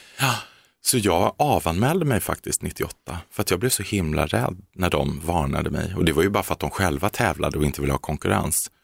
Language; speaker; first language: Swedish; native; Swedish